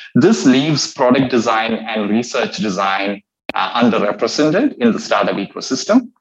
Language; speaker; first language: English; non-native, local second language; Malayalam